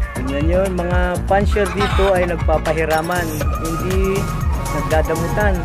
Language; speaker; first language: Filipino; non-native, local second language; Iloko